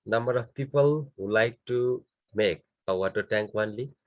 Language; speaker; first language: English; non-native, local second language; Nepali